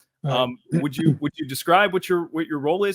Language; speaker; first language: English; native; English